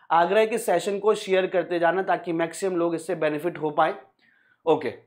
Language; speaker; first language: Hindi; native; Hindi